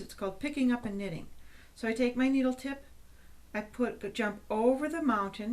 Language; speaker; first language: English; native; English